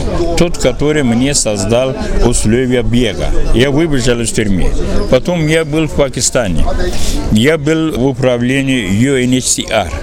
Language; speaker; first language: Russian; non-native, fluent; Pashto